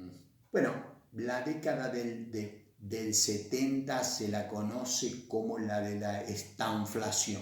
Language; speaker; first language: Spanish; native; Spanish